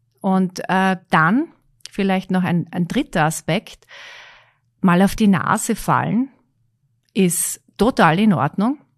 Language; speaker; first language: German; native; German